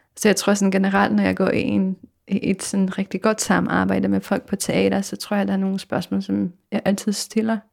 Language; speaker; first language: Danish; non-native, fluent; Polish